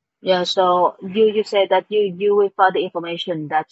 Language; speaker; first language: English; non-native, learner; Vietnamese